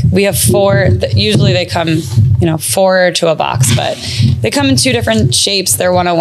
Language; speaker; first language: English; native; English